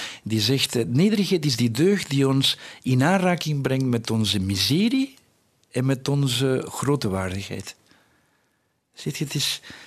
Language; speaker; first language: Dutch; non-native, fluent; Spanish